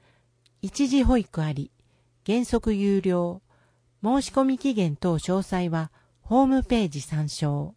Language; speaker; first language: Japanese; native; Japanese